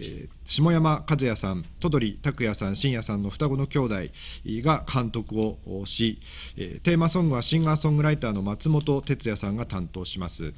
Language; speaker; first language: Japanese; native; Japanese